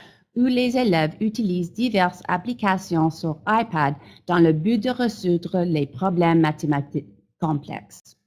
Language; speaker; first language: French; non-native, fluent; English